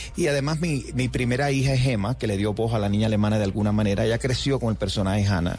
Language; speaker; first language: Spanish; native; Spanish